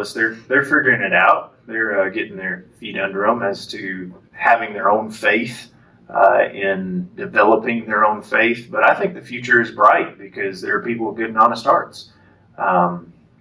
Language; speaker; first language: English; native; English